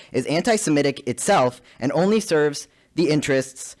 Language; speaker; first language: English; native; English